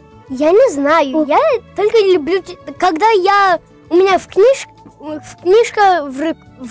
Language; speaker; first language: Russian; early bilingual, heritage; English